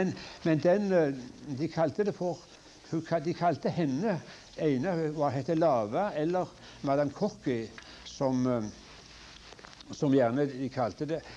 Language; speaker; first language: Norwegian; native; Norwegian